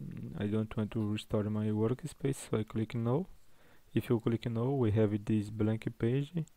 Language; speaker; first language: English; non-native, fluent; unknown